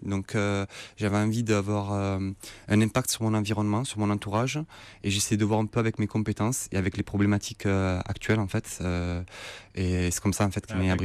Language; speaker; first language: French; native; French